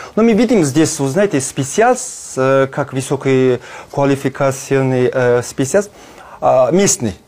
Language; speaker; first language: Russian; non-native, learner; Kazakh